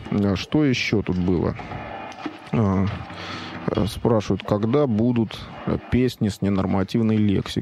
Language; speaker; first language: Russian; native; Russian